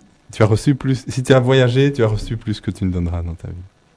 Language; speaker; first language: French; native; French